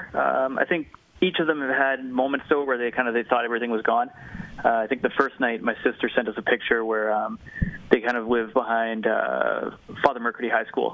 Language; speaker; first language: English; native; English